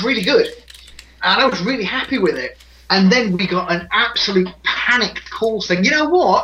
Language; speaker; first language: English; native; English